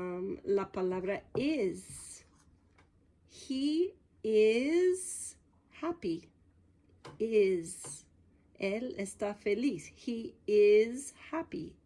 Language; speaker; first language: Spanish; non-native, fluent; English